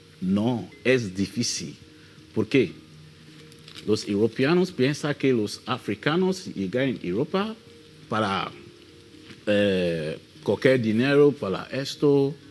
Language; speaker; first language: Spanish; non-native, learner; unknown